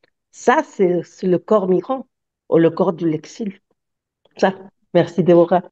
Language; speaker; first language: French; non-native, fluent; Spanish